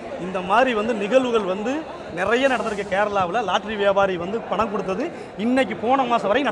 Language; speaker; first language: Tamil; native; Tamil